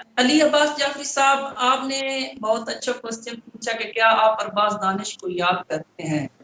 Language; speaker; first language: Urdu; non-native, local second language; Punjabi